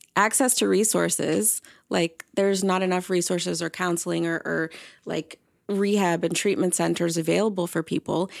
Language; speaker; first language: English; native; English